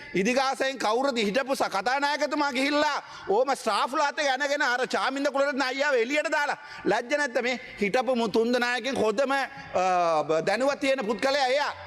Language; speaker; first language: Sinhala; non-native, local second language; Tamil